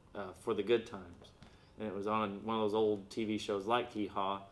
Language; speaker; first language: English; native; English